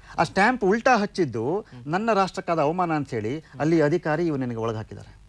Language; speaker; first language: Kannada; native; Kannada